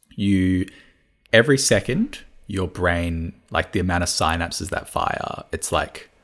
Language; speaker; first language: English; non-native, local second language; Cantonese